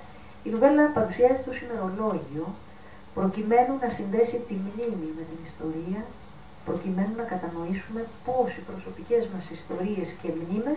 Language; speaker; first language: Greek; native; Greek